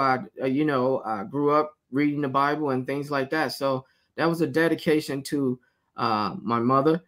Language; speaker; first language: English; native; English